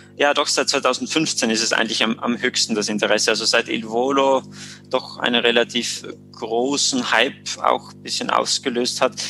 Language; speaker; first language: German; native; German